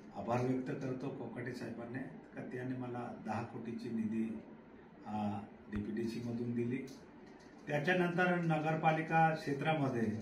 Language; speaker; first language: Marathi; non-native, local second language; Bhili